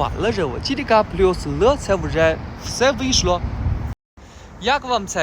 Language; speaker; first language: Ukrainian; non-native, learner; Chinese